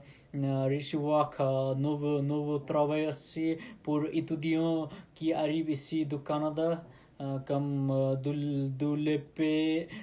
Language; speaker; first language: French; non-native, learner; Nepali